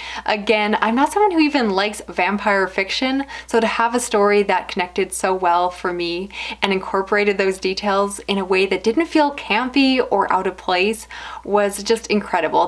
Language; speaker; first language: English; native; English